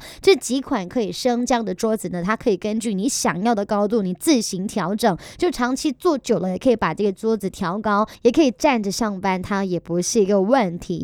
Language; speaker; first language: Chinese; native; Chinese